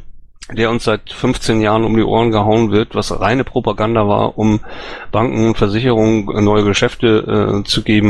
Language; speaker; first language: German; native; German